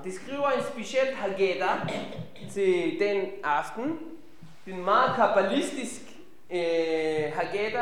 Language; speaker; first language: Danish; non-native, fluent; Hebrew